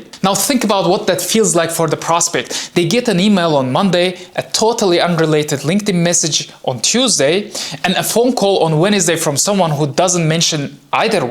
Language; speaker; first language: English; non-native, fluent; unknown